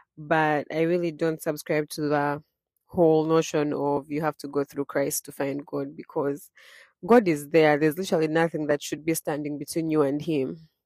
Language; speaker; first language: English; non-native, local second language; Ganda